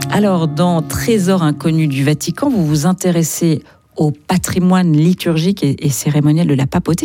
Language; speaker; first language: French; native; French